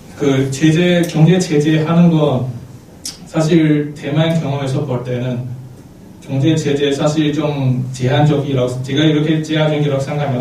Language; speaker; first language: Korean; non-native, fluent; Chinese